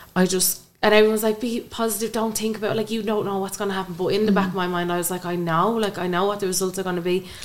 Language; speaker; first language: English; native; English